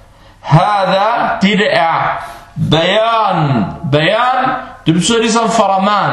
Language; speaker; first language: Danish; early bilingual, other home language; Arabic